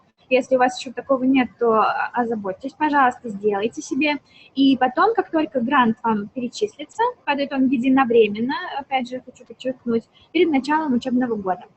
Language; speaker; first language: Russian; native; Russian